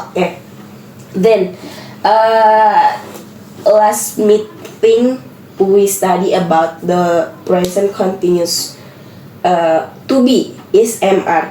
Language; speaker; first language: English; non-native, learner; Indonesian